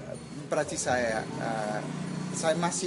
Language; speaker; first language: Indonesian; non-native, learner; English